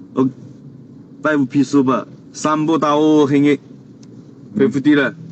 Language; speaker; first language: Filipino; non-native, learner; Chinese